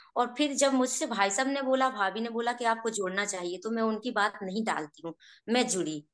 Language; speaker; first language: Hindi; native; Hindi